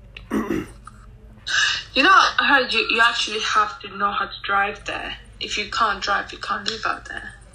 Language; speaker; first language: English; non-native, fluent; Spanish